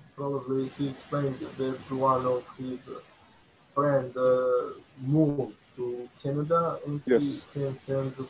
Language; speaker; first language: English; non-native, learner; Bosnian